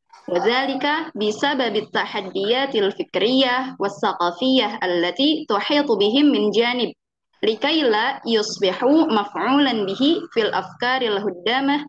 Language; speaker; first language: Arabic; non-native, learner; Indonesian